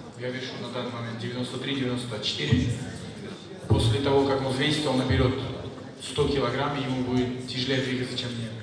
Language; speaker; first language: Russian; non-native, local second language; Uzbek